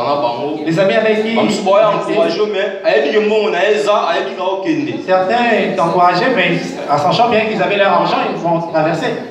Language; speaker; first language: French; non-native, local second language; Lingala